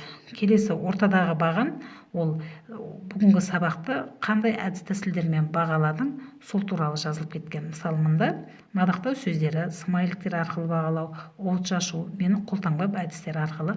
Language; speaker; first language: Kazakh; native; Kazakh